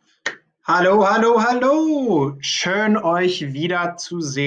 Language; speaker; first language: German; non-native, fluent; English